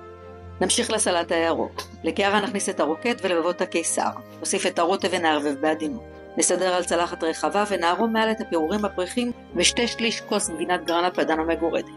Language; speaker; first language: Hebrew; native; Hebrew